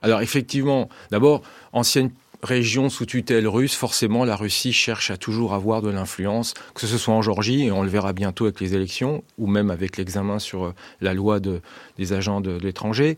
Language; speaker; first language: French; native; French